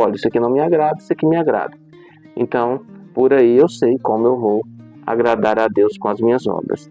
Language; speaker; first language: Portuguese; native; Portuguese